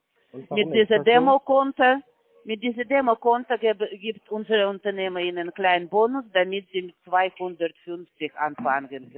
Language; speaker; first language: German; non-native, learner; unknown